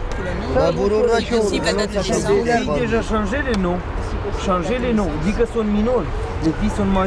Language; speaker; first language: French; non-native, learner; Romanian